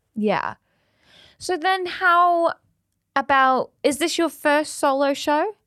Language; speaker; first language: English; native; English